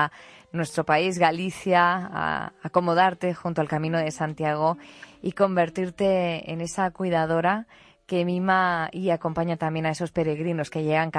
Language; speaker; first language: Spanish; native; Spanish